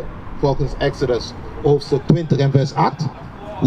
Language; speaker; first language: Dutch; non-native, learner; English